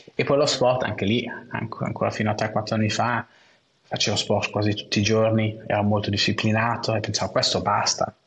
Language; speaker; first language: Italian; non-native, local second language; German